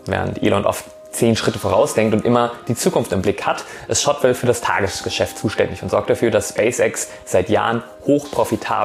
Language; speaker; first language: German; native; German